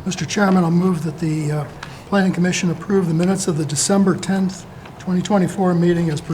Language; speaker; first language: English; native; English